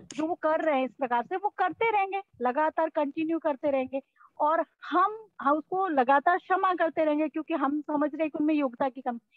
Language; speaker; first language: Hindi; native; Hindi